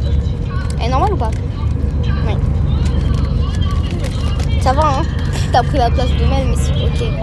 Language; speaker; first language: French; native; French